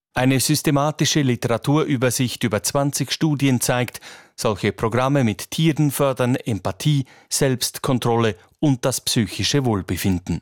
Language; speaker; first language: German; native; German